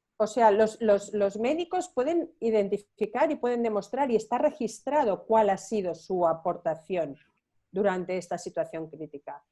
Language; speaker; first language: Spanish; non-native, local second language; Catalan